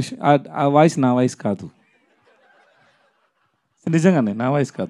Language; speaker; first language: Telugu; non-native, learner; Tamil